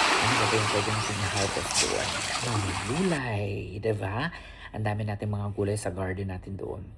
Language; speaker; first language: Filipino; non-native, local second language; Cebuano